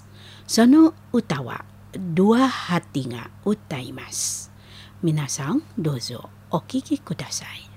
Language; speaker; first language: Japanese; non-native, learner; Indonesian